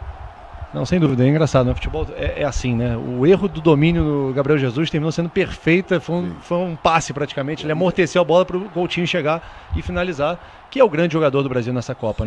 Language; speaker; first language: Portuguese; native; Portuguese